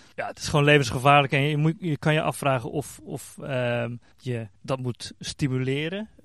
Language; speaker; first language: Dutch; native; Dutch